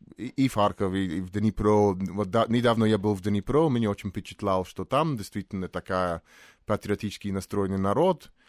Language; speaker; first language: Russian; non-native, fluent; English